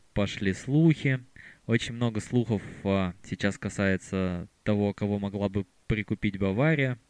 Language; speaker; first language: Russian; native; Russian